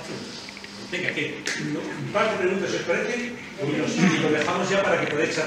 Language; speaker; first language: Spanish; native; Spanish